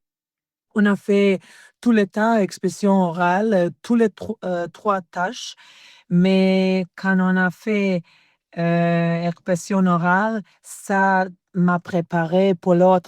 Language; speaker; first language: French; non-native, learner; Serbian